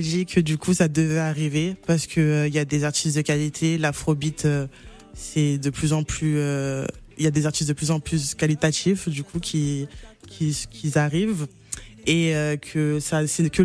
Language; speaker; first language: French; native; French